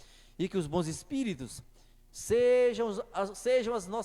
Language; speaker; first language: Portuguese; native; Portuguese